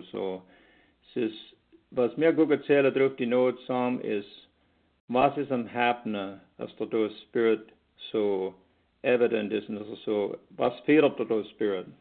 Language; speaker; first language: German; early bilingual, heritage; Pennsylvania German